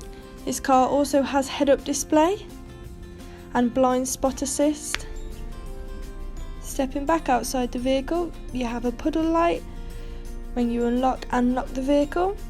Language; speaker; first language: English; native; English